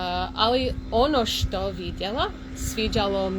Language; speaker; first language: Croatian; non-native, learner; English